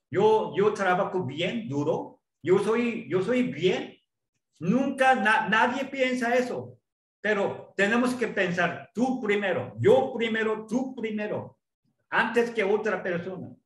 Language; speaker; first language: Spanish; non-native, learner; Korean